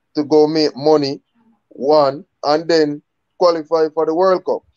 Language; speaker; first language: English; native; English